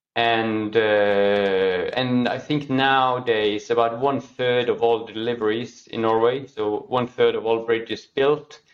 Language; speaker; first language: English; non-native, fluent; Norwegian